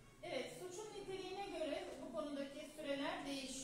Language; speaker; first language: Turkish; native; Turkish